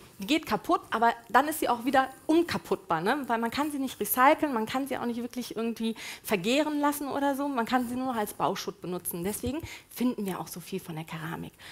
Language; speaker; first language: German; native; German